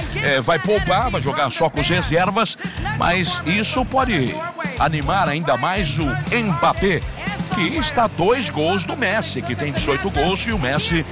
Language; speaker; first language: Portuguese; native; Portuguese